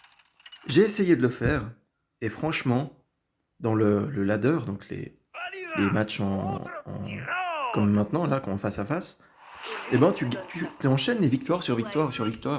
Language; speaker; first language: French; native; French